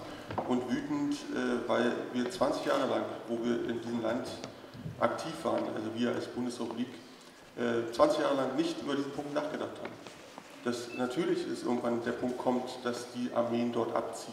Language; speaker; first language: German; native; German